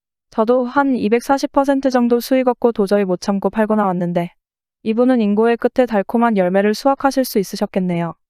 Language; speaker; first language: Korean; native; Korean